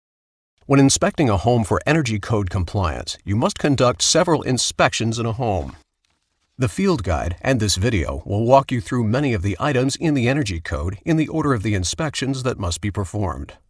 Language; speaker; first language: English; native; English